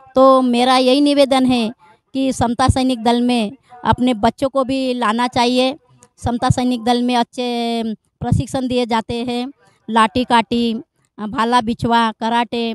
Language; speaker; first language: Hindi; non-native, local second language; Marathi